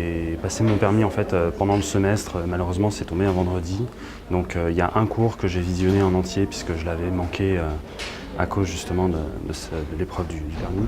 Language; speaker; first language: French; native; French